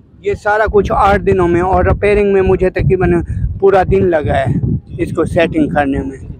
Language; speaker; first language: Urdu; non-native, local second language; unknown